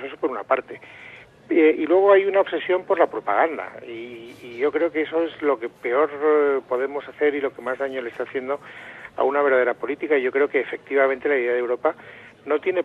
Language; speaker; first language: Spanish; native; Spanish